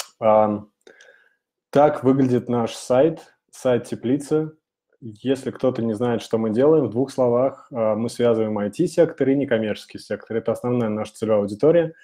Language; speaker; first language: Russian; native; Russian